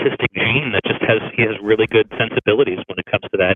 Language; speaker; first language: English; native; English